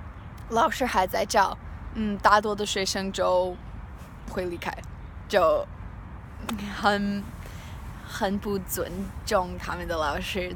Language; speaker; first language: Chinese; non-native, learner; English